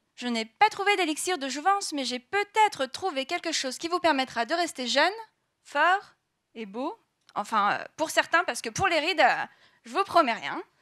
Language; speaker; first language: French; native; French